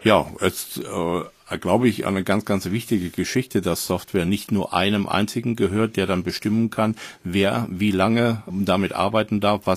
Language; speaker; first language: German; native; German